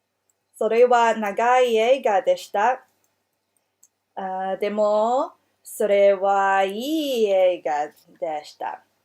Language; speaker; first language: Japanese; non-native, learner; English